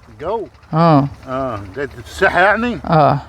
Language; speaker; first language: Arabic; native; Arabic